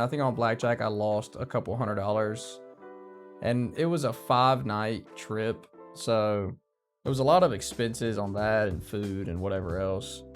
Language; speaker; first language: English; native; English